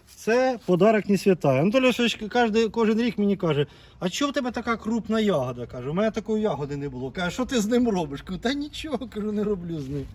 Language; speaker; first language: Ukrainian; non-native, local second language; Russian